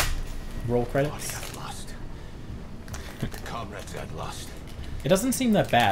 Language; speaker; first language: English; native; English